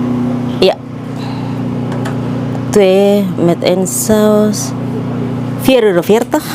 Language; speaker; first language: Dutch; non-native, learner; Indonesian